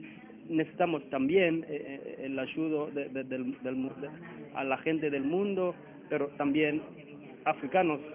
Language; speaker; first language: Spanish; non-native, learner; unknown